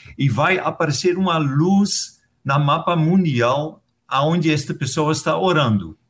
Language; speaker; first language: Portuguese; non-native, fluent; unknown